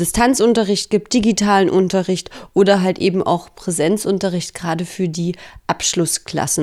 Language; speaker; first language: German; native; German